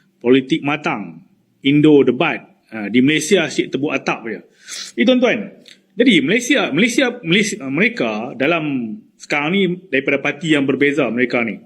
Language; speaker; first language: Malay; native; Malay